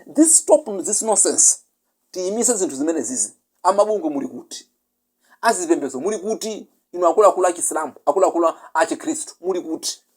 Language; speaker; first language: Nyanja; non-native, local second language; Yao